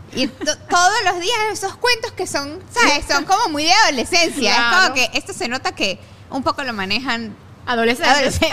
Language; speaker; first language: Spanish; native; Spanish